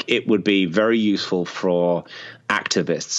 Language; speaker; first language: English; native; English